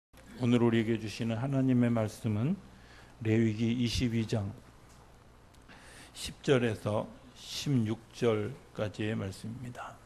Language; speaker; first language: Korean; native; Korean